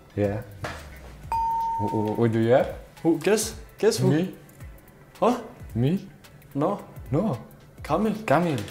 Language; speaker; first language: English; non-native, fluent; Danish